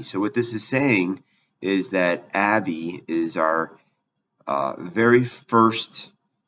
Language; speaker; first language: English; native; English